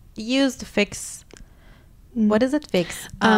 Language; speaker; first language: English; non-native, fluent; Turkish